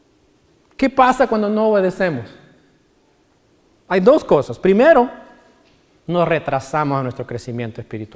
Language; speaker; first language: Spanish; native; Spanish